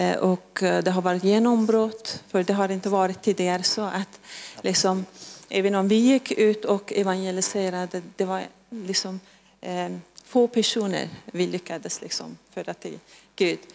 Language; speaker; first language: Swedish; non-native, local second language; Persian